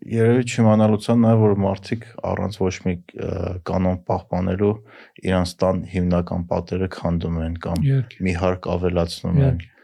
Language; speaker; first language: Armenian; native; Armenian